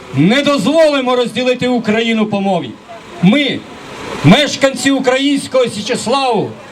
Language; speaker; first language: Ukrainian; native; Ukrainian